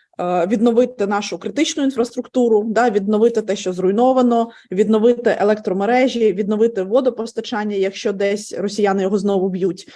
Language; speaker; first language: Ukrainian; native; Ukrainian